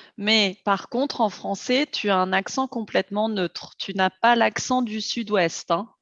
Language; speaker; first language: French; native; French